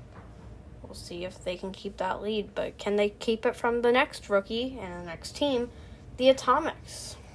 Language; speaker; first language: English; native; English